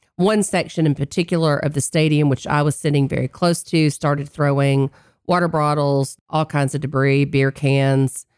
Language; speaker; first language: English; native; English